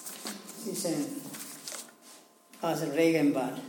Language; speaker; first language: German; non-native, learner; Spanish